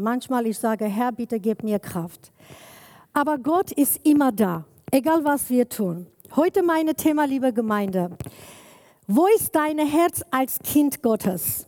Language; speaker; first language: German; non-native, learner; Kurdish